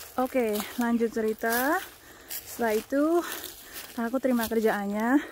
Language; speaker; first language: Indonesian; native; Indonesian